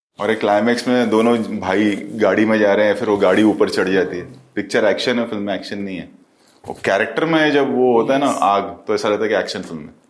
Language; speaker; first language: Hindi; native; Hindi